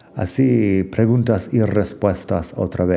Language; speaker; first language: Spanish; non-native, fluent; English